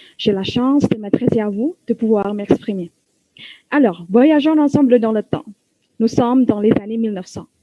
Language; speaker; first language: French; non-native, fluent; Indonesian